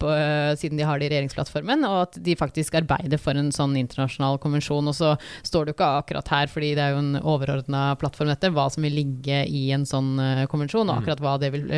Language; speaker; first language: Norwegian; native; Norwegian